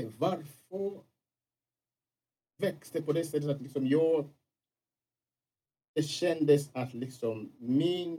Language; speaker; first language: Swedish; non-native, fluent; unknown